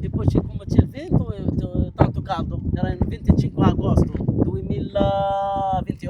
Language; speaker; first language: Italian; non-native, learner; Arabic